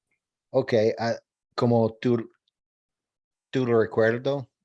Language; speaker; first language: Spanish; non-native, learner; English